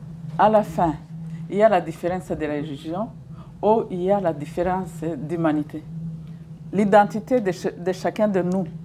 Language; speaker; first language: French; non-native, local second language; Kinyarwanda